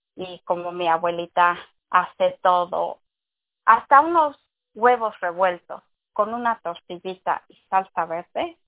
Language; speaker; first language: Spanish; early bilingual, heritage; Spanish